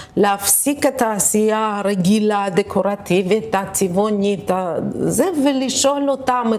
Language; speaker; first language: Hebrew; early bilingual, other home language; Russian